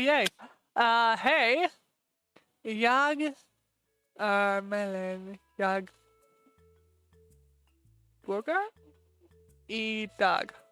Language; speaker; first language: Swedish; non-native, learner; English